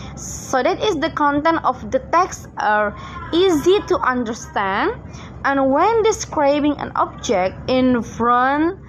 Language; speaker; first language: English; non-native, fluent; Indonesian